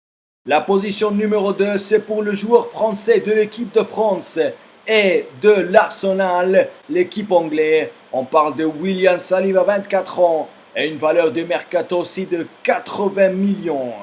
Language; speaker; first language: French; non-native, fluent; Spanish